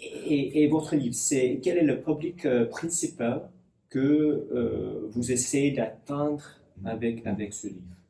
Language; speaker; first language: French; non-native, fluent; English